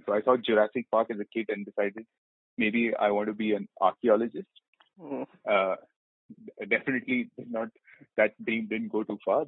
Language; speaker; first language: English; non-native, local second language; Malayalam